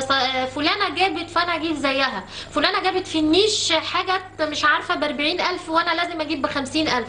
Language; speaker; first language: Arabic; native; Arabic